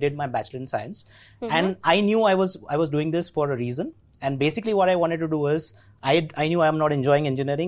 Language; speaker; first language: English; non-native, local second language; Gujarati